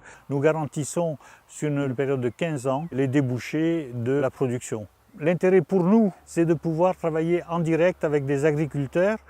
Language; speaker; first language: French; native; French